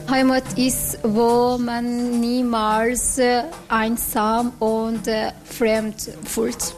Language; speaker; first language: German; non-native, fluent; Persian